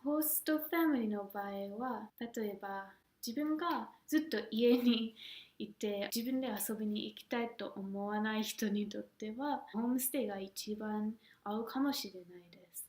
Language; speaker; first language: Japanese; non-native, fluent; English